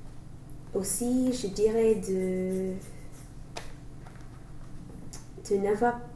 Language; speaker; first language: French; non-native, fluent; English